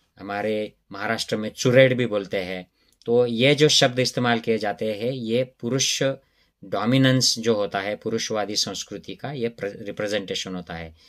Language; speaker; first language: Hindi; non-native, local second language; Marathi